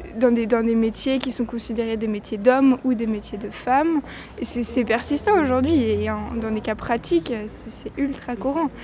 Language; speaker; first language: French; native; French